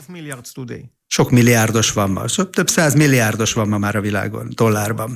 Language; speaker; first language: Hungarian; non-native, fluent; Hebrew